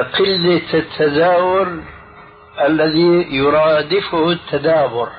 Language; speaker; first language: Arabic; early bilingual, other home language; Albanian